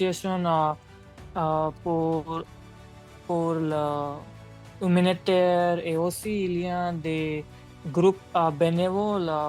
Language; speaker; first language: French; non-native, learner; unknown